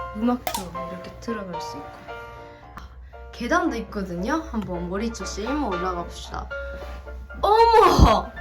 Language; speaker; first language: Korean; non-native, fluent; Japanese